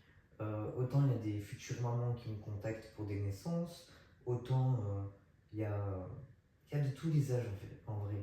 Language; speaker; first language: French; native; French